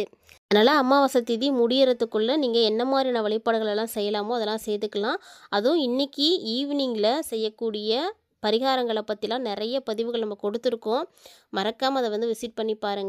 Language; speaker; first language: Tamil; native; Tamil